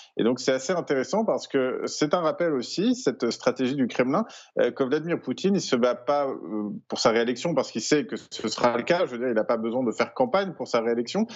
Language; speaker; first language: French; native; French